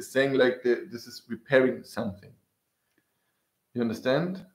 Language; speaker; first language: English; non-native, fluent; German